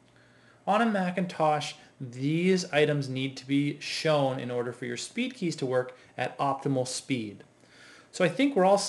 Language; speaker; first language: English; native; English